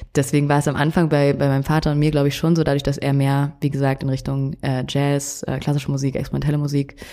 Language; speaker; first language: German; native; German